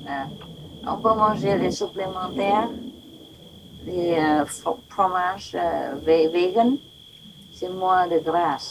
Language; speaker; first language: French; non-native, learner; Vietnamese